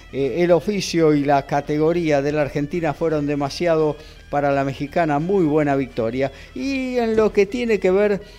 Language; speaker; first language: Spanish; native; Spanish